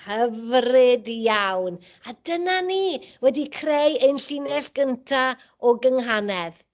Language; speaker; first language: Welsh; native; Welsh